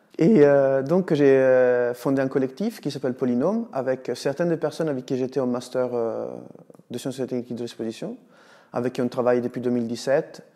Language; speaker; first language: French; non-native, fluent; Italian